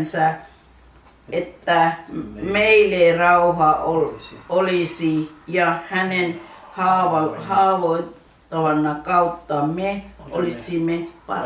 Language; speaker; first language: Finnish; non-native, learner; Urdu